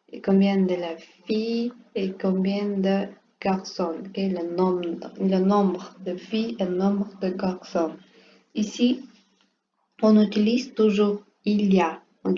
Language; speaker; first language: French; non-native, learner; Portuguese